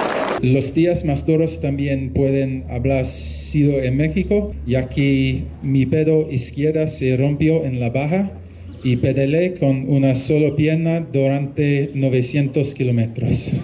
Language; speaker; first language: Spanish; non-native, learner; English